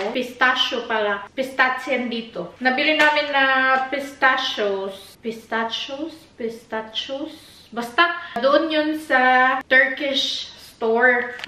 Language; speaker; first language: Filipino; non-native, local second language; Cebuano